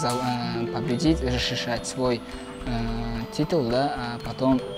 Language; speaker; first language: Russian; non-native, local second language; Uzbek